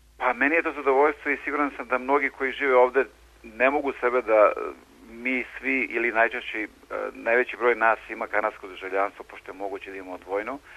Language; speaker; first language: Serbian; native; Serbian